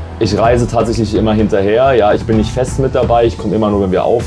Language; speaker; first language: German; native; German